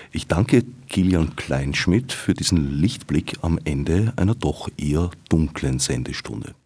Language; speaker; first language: German; native; German